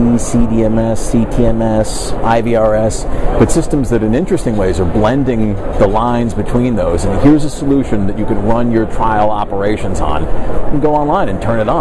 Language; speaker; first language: English; native; English